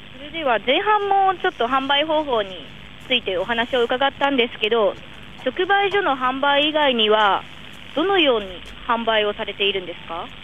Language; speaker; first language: Japanese; native; Japanese